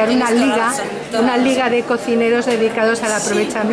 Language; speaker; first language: Spanish; native; Spanish